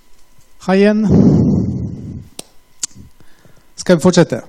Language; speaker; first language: Norwegian; non-native, fluent; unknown